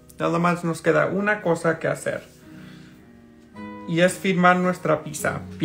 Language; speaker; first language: Spanish; early bilingual, heritage; Spanish